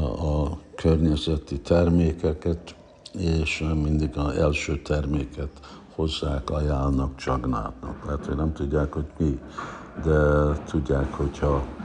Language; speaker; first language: Hungarian; early bilingual, heritage; Hungarian